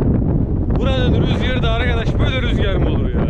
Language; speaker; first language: Turkish; native; Turkish